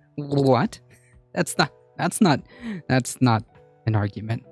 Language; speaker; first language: English; native; English